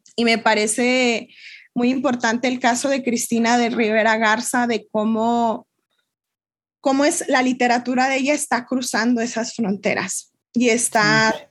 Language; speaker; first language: Spanish; native; Spanish